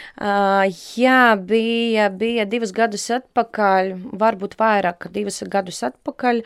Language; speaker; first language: Latvian; non-native, local second language; Russian